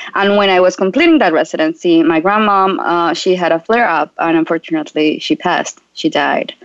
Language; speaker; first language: English; non-native, fluent; Spanish